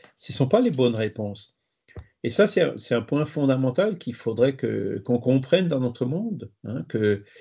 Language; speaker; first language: French; native; French